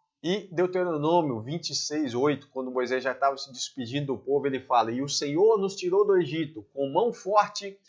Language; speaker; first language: Portuguese; native; Portuguese